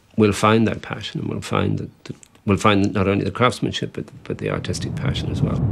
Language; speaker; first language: English; native; English